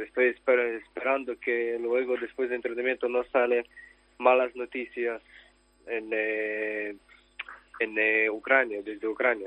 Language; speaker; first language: Spanish; non-native, learner; Ukrainian